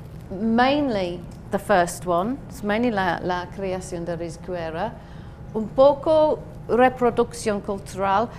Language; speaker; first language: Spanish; non-native, learner; English